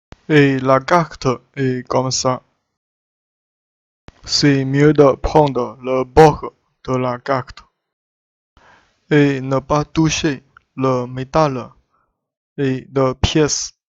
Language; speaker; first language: French; non-native, learner; Chinese